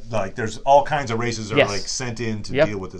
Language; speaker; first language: English; native; English